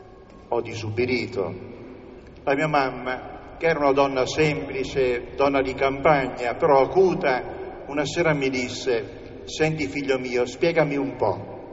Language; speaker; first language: Italian; native; Italian